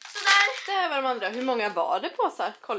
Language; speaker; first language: Swedish; native; Swedish